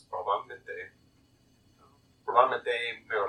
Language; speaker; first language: Spanish; non-native, learner; English